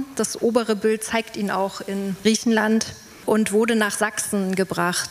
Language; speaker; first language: German; native; German